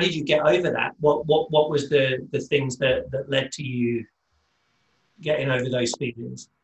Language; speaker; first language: English; native; English